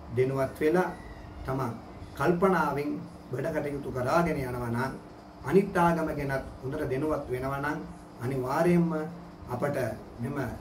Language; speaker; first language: Sinhala; non-native, local second language; Tamil